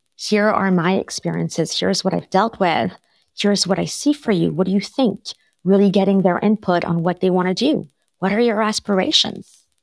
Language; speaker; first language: English; non-native, fluent; French